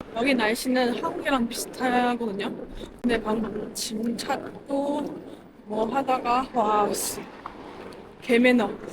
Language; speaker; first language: Korean; non-native, fluent; Chinese